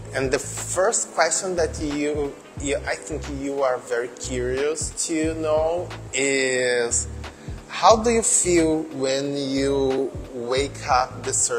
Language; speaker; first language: English; non-native, learner; Portuguese